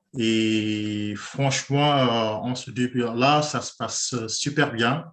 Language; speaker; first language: French; non-native, local second language; Wolof